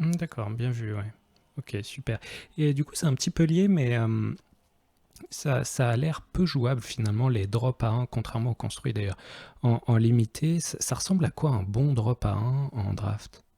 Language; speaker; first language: French; native; French